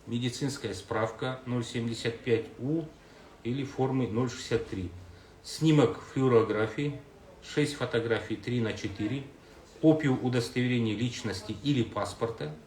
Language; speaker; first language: Russian; non-native, local second language; Kazakh